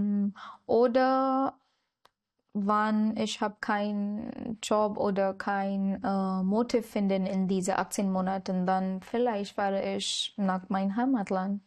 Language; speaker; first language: German; non-native, learner; Marathi